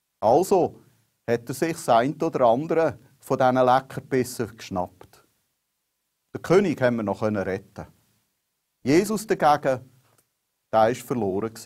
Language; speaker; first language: German; native; German